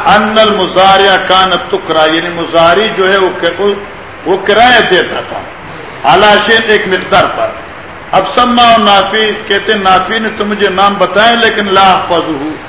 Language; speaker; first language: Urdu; non-native, local second language; Northern Hindko